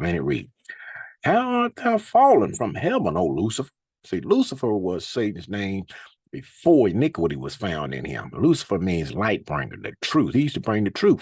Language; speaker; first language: English; native; English